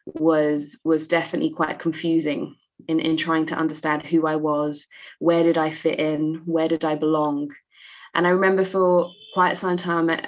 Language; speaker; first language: English; native; English